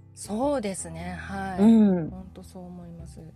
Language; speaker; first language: Japanese; native; Japanese